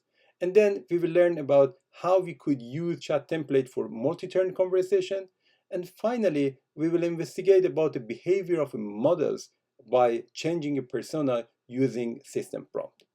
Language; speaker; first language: English; non-native, fluent; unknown